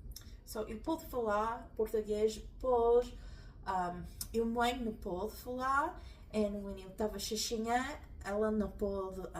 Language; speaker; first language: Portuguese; early bilingual, heritage; English